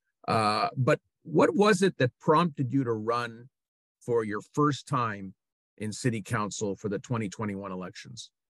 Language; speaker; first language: English; native; English